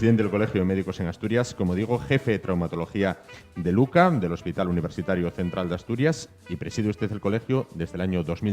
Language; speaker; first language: Spanish; native; Spanish